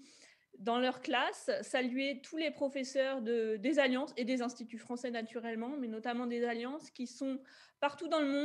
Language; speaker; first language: French; native; French